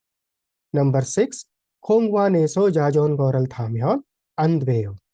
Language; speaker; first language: Korean; non-native, fluent; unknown